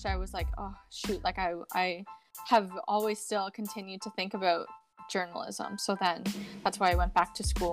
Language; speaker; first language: English; native; English